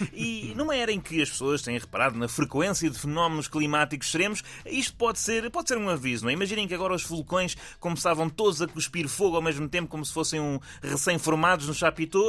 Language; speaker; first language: Portuguese; native; Portuguese